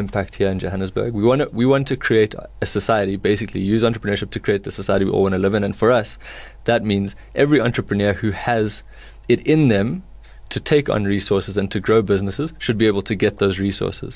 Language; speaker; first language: English; native; English